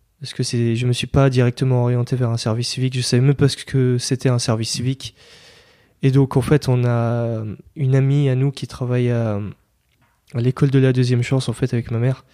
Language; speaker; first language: French; early bilingual, other home language; Kurdish